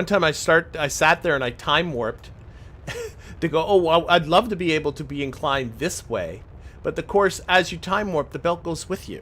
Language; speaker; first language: English; native; English